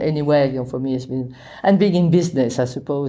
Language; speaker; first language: English; non-native, fluent; French